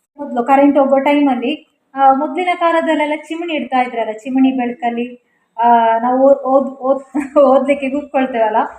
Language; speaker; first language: Kannada; non-native, local second language; Tulu